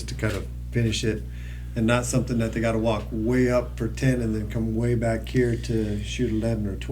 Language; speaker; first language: English; native; English